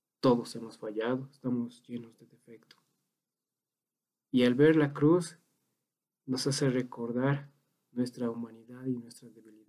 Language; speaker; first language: Spanish; native; Spanish